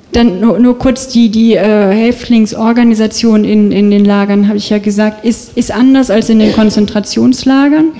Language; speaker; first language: German; native; German